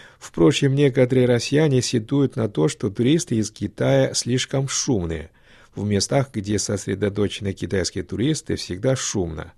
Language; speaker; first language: Russian; non-native, fluent; Chinese